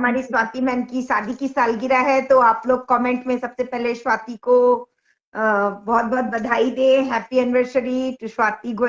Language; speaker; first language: Hindi; native; Hindi